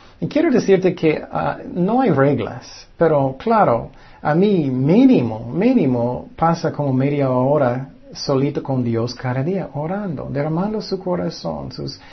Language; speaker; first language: Spanish; non-native, fluent; English